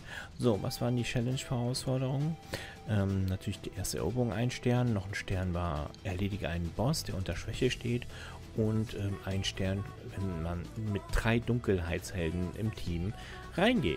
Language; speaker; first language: German; native; German